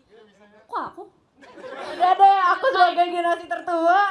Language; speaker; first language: Indonesian; native; Indonesian